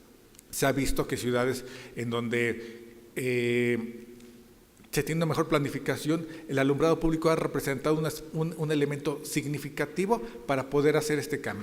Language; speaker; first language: Spanish; native; Spanish